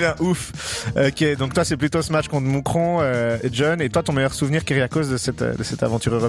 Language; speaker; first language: French; native; French